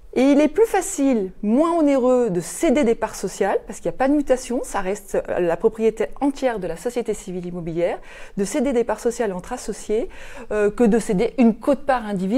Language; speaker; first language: French; native; French